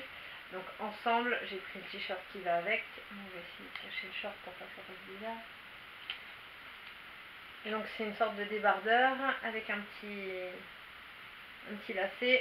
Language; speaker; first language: French; native; French